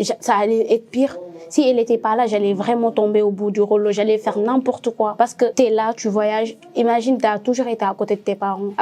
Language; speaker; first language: French; non-native, local second language; Wolof